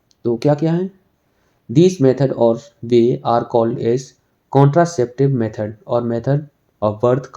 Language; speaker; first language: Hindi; native; Hindi